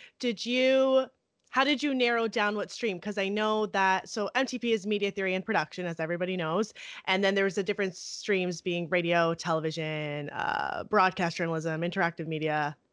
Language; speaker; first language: English; native; English